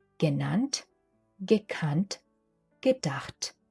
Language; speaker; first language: German; non-native, fluent; Mongolian